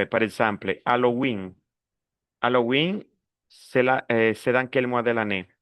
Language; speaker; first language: French; non-native, fluent; Spanish